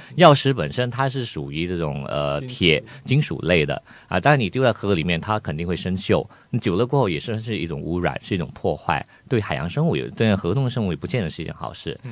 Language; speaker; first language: Chinese; native; Chinese